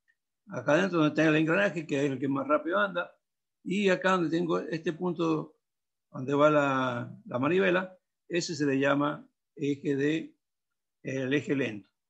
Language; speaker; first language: Spanish; native; Spanish